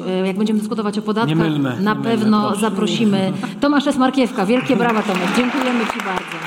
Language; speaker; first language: Polish; native; Polish